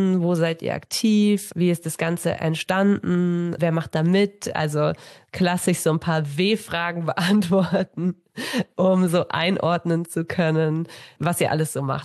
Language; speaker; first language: German; native; German